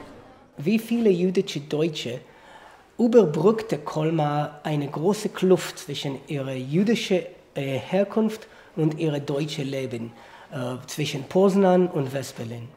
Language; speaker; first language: German; non-native, fluent; Hebrew